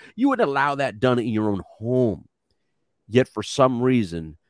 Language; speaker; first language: English; native; English